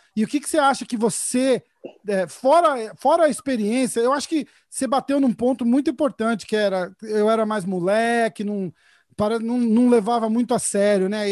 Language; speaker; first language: Portuguese; native; Portuguese